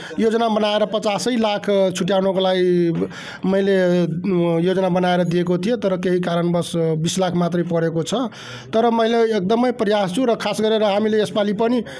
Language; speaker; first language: Nepali; non-native, local second language; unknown